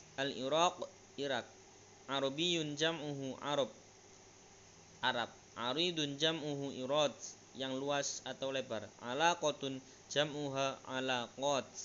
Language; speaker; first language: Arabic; non-native, learner; Indonesian